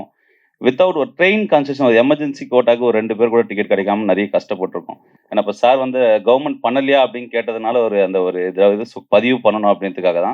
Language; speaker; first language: Tamil; native; Tamil